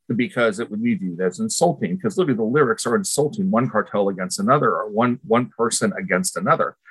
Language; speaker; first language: English; early bilingual, other home language; Spanish